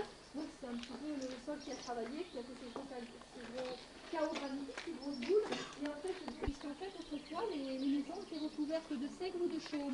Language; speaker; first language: French; native; French